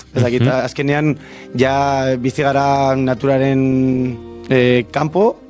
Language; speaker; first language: Basque; non-native, local second language; Spanish